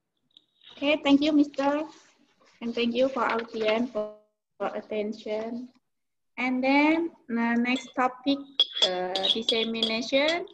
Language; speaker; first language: English; non-native, learner; Indonesian